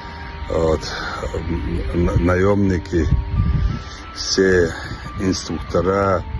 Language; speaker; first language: Russian; non-native, local second language; Chechen